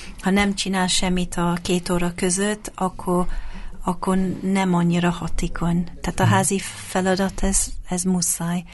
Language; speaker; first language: Hungarian; non-native, fluent; English